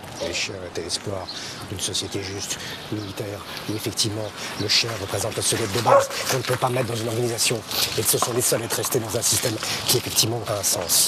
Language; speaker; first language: French; native; French